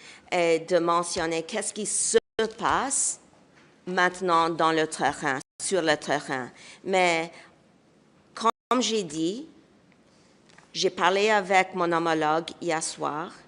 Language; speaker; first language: French; non-native, fluent; English